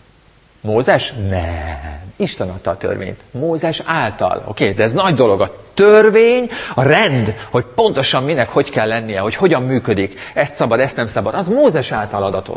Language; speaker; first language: Hungarian; native; Hungarian